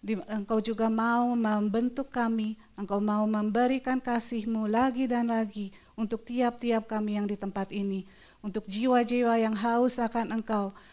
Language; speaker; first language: Indonesian; native; Indonesian